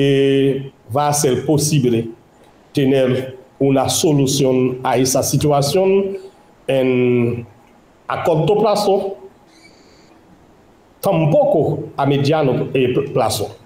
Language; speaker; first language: Spanish; non-native, local second language; Haitian Creole